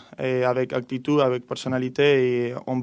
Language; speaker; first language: French; non-native, learner; Spanish